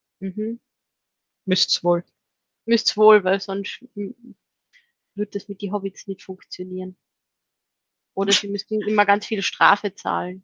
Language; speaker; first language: German; native; German